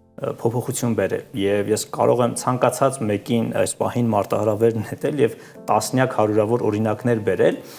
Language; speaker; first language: Armenian; native; Armenian